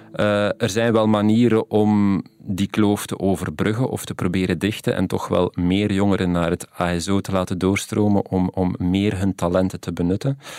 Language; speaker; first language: Dutch; native; Dutch